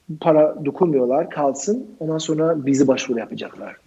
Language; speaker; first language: Turkish; non-native, fluent; German